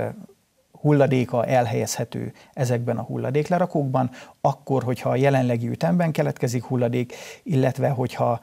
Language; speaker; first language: Hungarian; native; Hungarian